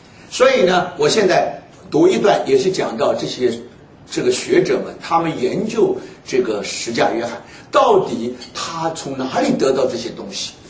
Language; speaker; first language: Chinese; native; Chinese